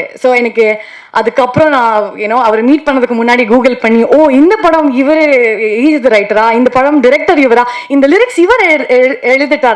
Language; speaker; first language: Tamil; non-native, learner; Kannada